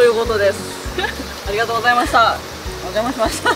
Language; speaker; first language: Japanese; native; Japanese